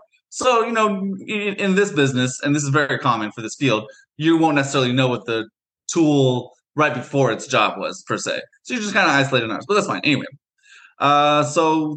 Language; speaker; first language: English; native; English